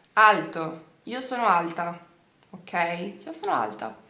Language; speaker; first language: Italian; non-native, fluent; Portuguese